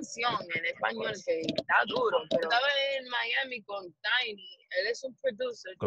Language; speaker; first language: Spanish; early bilingual, heritage; English